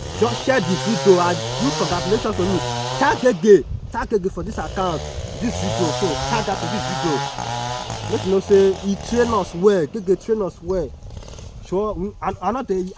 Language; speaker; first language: Nigerian Pidgin; native; Nigerian Pidgin